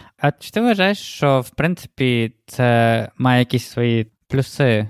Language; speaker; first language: Ukrainian; non-native, local second language; Russian